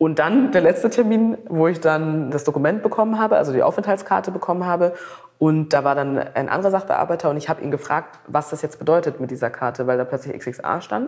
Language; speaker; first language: German; native; German